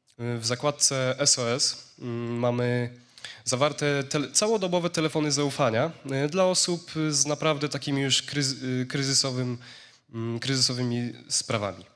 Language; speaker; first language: Polish; native; Polish